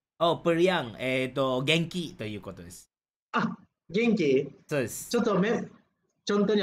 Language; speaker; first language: Japanese; non-native, fluent; Malay